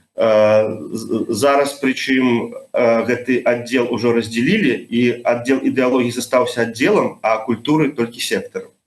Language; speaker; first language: Belarusian; non-native, local second language; Russian